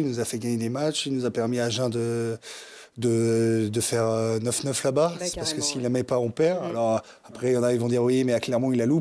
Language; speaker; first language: French; native; French